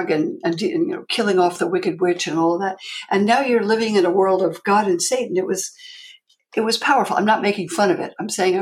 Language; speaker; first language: English; native; English